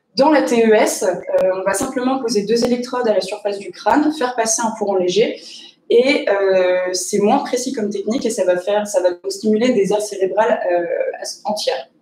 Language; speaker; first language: French; native; French